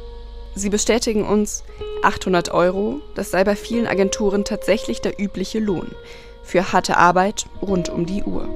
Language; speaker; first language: German; native; German